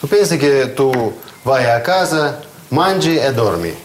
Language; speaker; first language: Italian; non-native, fluent; Russian